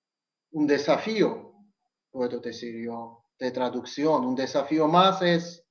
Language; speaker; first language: Spanish; non-native, fluent; Georgian